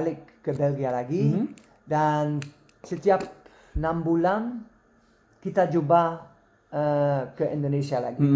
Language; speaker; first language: Indonesian; non-native, learner; Dutch